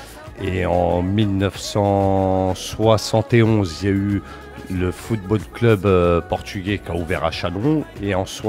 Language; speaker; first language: French; early bilingual, other home language; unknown